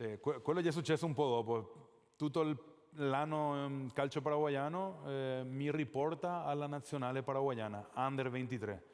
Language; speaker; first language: Italian; non-native, fluent; Spanish